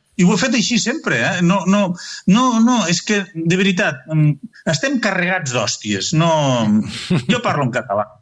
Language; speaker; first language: Catalan; native; Catalan